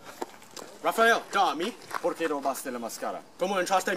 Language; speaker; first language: Spanish; non-native, learner; English